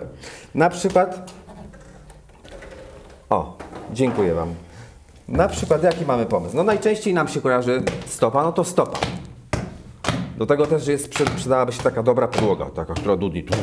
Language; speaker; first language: Polish; native; Polish